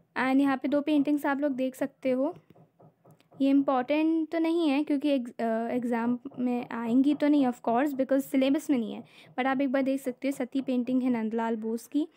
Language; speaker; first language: Hindi; native; Hindi